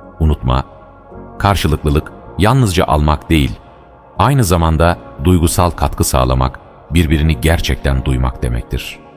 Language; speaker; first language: Turkish; native; Turkish